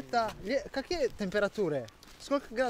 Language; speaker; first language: Russian; non-native, learner; English